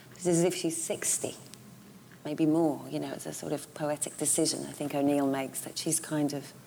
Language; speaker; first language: English; native; English